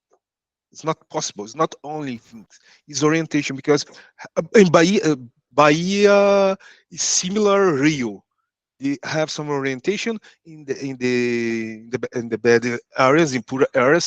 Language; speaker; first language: English; non-native, learner; Portuguese